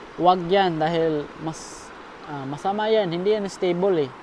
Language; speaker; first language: Filipino; non-native, local second language; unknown